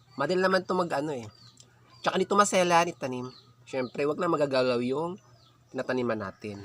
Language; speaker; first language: Filipino; non-native, local second language; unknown